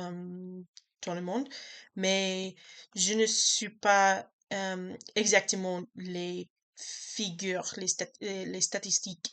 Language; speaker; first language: French; non-native, learner; English